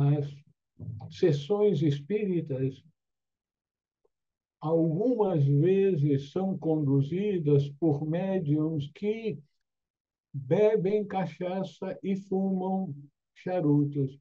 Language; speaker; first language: Portuguese; native; Portuguese